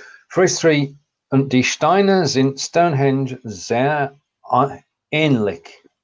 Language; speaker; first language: German; non-native, learner; English